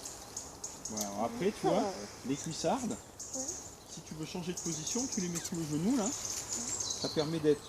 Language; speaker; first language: French; native; French